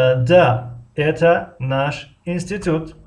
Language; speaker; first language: Russian; non-native, local second language; Tajik